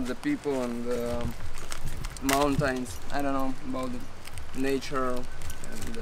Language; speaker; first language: English; non-native, fluent; Russian